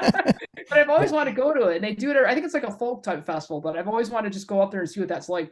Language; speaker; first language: English; native; English